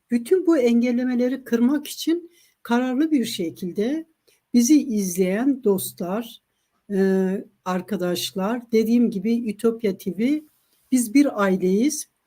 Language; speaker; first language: Turkish; non-native, local second language; Kurdish